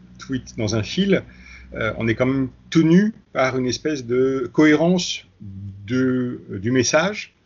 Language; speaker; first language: French; native; French